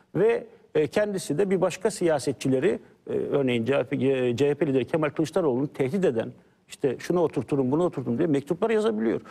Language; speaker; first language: Turkish; native; Turkish